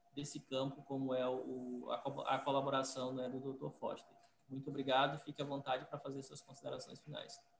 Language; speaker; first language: Portuguese; native; Portuguese